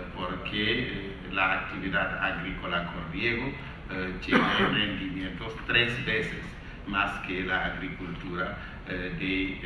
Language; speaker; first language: Spanish; non-native, fluent; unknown